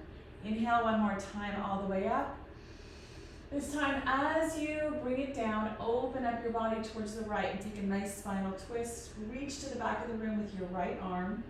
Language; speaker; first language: English; native; English